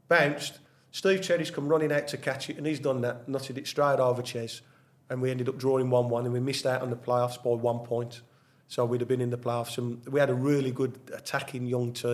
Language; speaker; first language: English; native; English